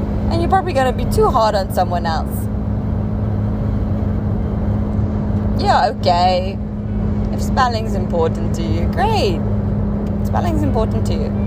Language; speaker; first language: English; non-native, local second language; Afrikaans